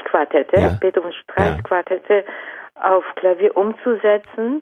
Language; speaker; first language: German; non-native, fluent; Japanese